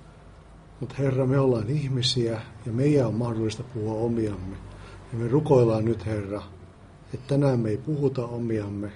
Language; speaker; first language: Finnish; native; Finnish